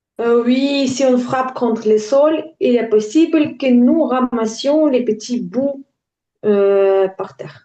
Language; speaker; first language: French; non-native, learner; Ukrainian